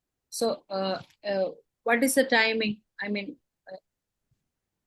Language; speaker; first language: English; non-native, local second language; Malayalam